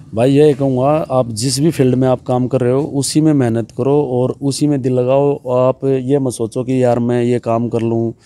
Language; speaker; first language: Hindi; native; Hindi